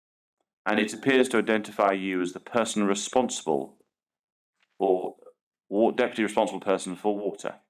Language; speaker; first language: English; native; English